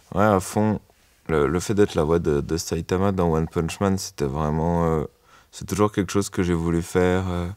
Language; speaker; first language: French; native; French